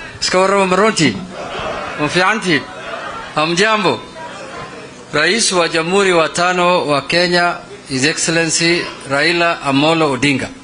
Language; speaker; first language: Swahili; non-native, local second language; Somali